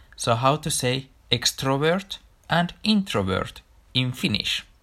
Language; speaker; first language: English; non-native, fluent; Finnish